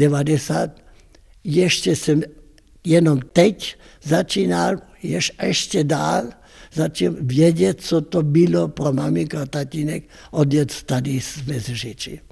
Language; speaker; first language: Czech; non-native, fluent; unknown